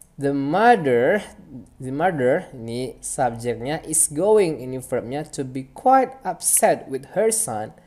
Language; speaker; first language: English; non-native, fluent; Indonesian